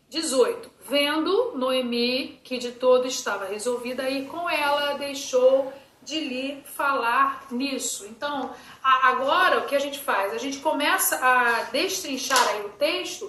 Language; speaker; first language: Portuguese; native; Portuguese